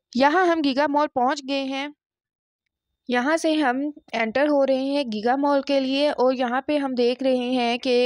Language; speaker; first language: Urdu; non-native, local second language; Punjabi